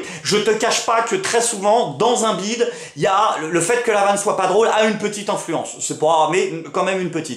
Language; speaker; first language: French; native; French